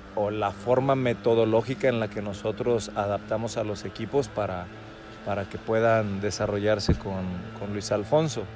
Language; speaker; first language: Spanish; native; Spanish